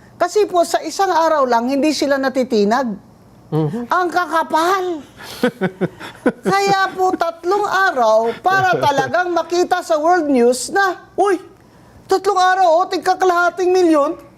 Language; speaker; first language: Filipino; non-native, local second language; Hiligaynon